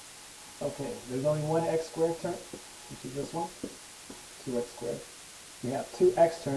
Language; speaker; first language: English; native; English